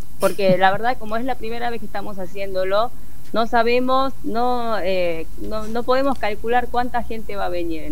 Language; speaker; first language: Spanish; early bilingual, other home language; Korean